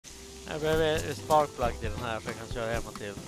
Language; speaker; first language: Swedish; native; Swedish